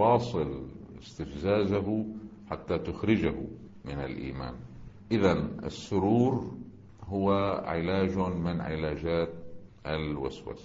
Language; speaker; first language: Arabic; native; Arabic